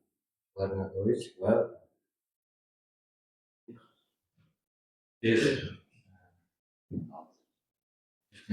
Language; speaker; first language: German; non-native, learner; Uzbek